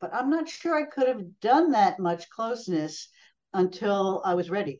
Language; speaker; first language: English; native; English